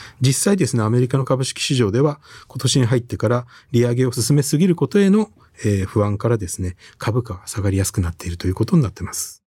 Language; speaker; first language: Japanese; native; Japanese